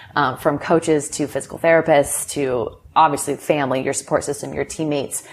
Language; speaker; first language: English; native; English